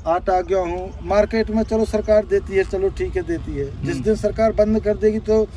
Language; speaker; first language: Hindi; native; Hindi